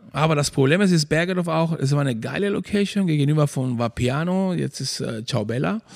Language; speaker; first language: German; non-native, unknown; Spanish